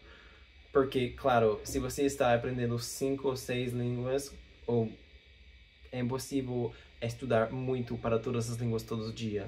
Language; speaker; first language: Portuguese; non-native, fluent; English